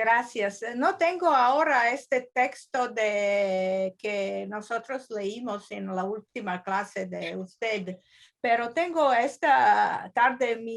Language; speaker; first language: Spanish; non-native, learner; Croatian